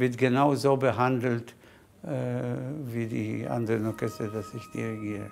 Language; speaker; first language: German; non-native, fluent; Spanish